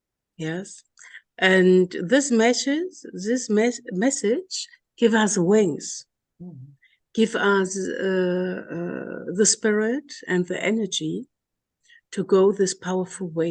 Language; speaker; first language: English; non-native, learner; German